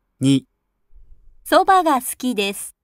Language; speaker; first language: Japanese; non-native, learner; Chinese